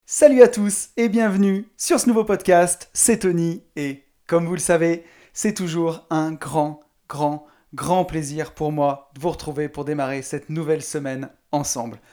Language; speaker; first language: French; native; French